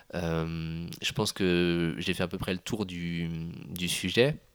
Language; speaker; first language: French; native; French